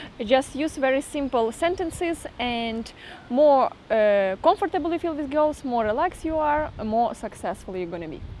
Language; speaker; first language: English; non-native, fluent; Russian